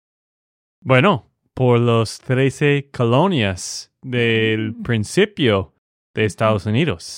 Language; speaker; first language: Spanish; non-native, fluent; English